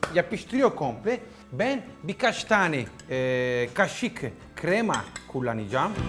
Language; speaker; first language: Turkish; non-native, learner; Italian